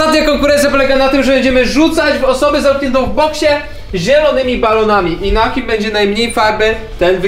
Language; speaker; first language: Polish; native; Polish